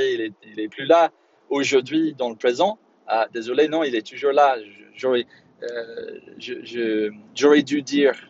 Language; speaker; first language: French; non-native, fluent; English